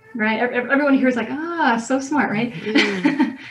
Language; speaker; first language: English; native; English